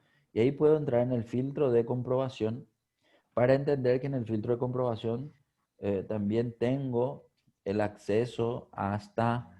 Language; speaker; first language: Spanish; native; Spanish